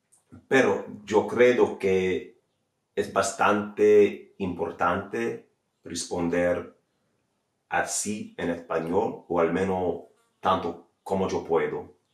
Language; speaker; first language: Spanish; non-native, fluent; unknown